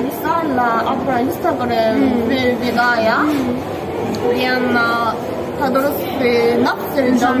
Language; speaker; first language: Arabic; non-native, learner; Korean